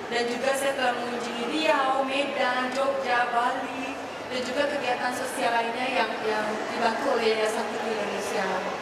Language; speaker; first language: Indonesian; non-native, local second language; Minangkabau